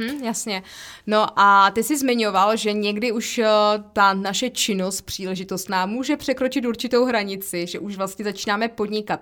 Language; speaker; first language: Czech; native; Czech